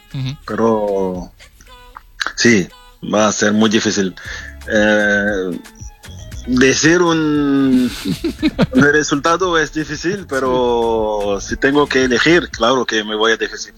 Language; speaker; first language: Spanish; non-native, fluent; French